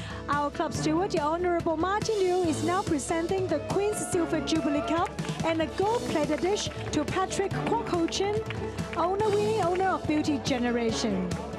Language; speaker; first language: English; non-native, local second language; Cantonese